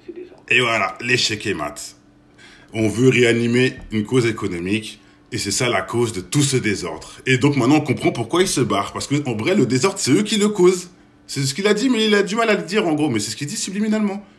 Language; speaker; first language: French; native; French